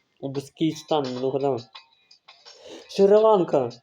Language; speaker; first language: Russian; non-native, local second language; Ukrainian